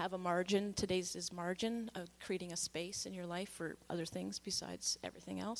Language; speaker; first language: English; native; English